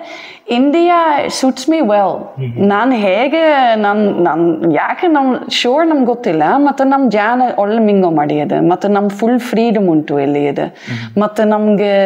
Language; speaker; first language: Kannada; non-native, learner; Dutch